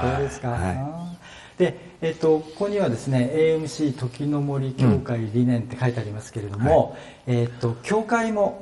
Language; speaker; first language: Japanese; native; Japanese